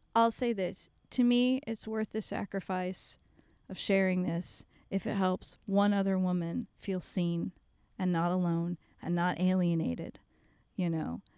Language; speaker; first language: English; native; English